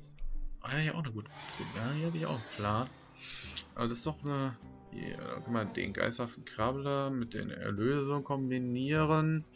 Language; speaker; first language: German; native; German